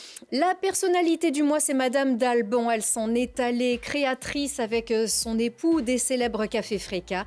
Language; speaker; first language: French; native; French